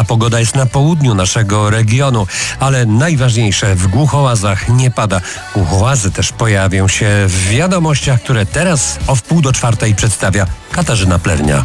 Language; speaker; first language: Polish; native; Polish